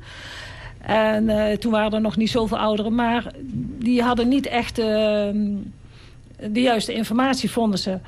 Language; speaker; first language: Dutch; native; Dutch